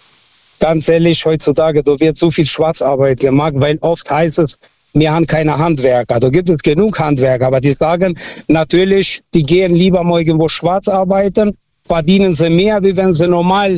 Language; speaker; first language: German; non-native, fluent; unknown